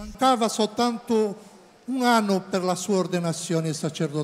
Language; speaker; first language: Italian; non-native, learner; Portuguese